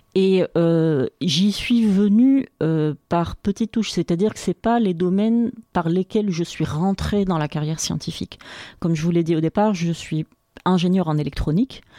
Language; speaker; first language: French; non-native, local second language; Arabic